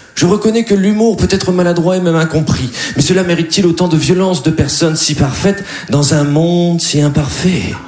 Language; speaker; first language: French; native; French